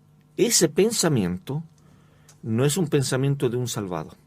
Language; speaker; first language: Spanish; native; Spanish